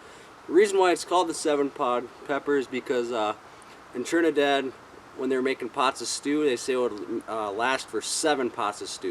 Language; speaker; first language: English; native; English